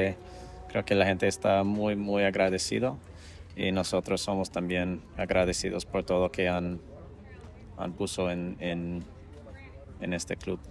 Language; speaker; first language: Spanish; non-native, fluent; English